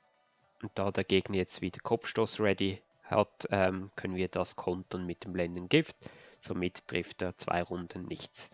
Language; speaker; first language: German; native; German